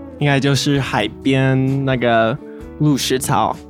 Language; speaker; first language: Chinese; non-native, learner; English